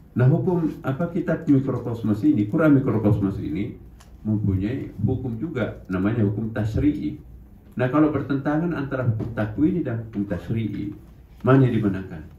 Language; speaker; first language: Indonesian; non-native, local second language; Buginese